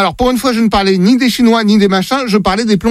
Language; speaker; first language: French; native; French